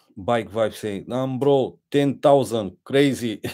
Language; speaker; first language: English; non-native, learner; Romanian